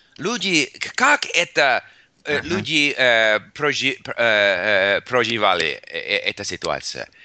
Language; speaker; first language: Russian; non-native, learner; English